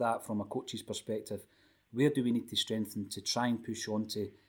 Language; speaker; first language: English; native; English